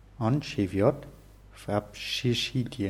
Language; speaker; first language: Russian; non-native, learner; German